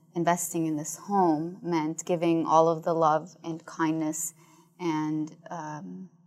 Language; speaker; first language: English; non-native, fluent; Arabic